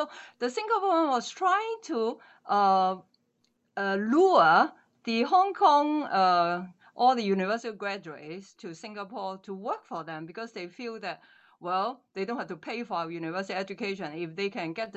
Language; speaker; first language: English; non-native, local second language; Cantonese